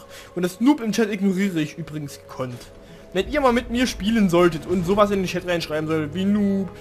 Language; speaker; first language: German; native; German